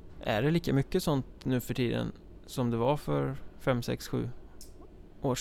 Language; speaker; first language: Swedish; native; Swedish